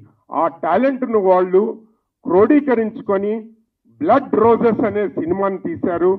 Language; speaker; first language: Telugu; native; Telugu